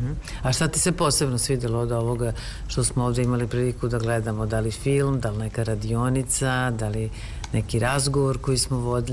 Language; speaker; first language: Serbian; native; Serbian